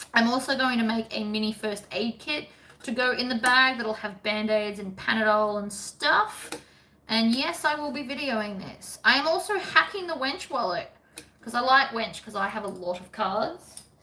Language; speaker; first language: English; native; English